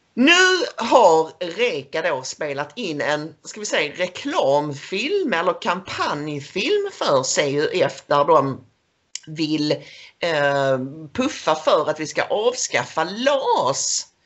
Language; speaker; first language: Swedish; native; Swedish